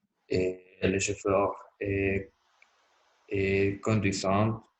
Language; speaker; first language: French; non-native, learner; Spanish